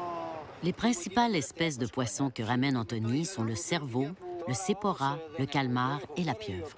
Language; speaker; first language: French; native; French